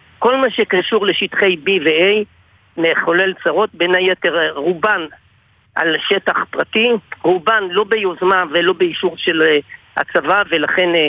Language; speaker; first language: Hebrew; native; Hebrew